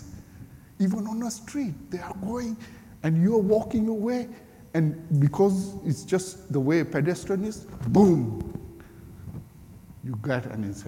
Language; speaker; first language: English; non-native, local second language; Gujarati